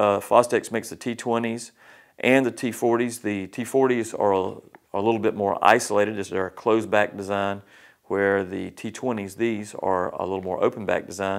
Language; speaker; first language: English; native; English